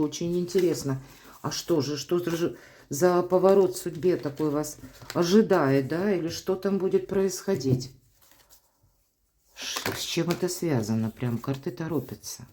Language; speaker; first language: Russian; native; Russian